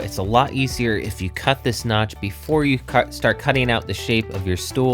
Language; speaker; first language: English; native; English